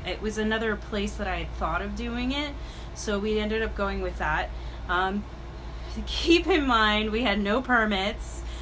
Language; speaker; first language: English; native; English